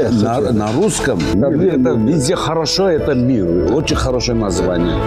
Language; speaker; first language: Russian; non-native, learner; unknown